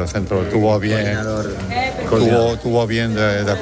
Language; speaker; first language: Spanish; native; Spanish